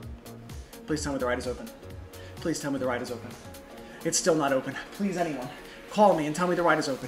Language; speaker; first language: English; native; English